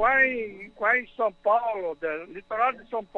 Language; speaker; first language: Italian; early bilingual, heritage; Italian